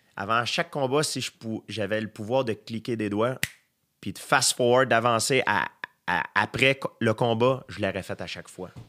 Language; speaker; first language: French; native; French